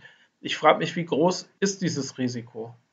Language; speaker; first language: German; native; German